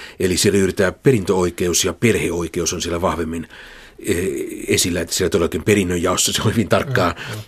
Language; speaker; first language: Finnish; native; Finnish